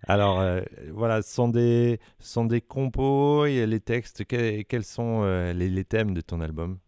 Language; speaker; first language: French; native; French